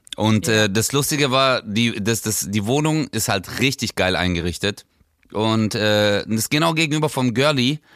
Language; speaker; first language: German; early bilingual, other home language; Turkish